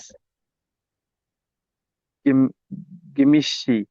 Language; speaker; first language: German; non-native, learner; Tamil